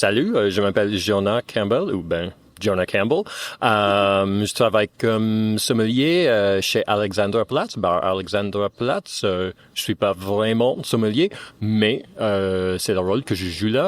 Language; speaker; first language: French; non-native, fluent; English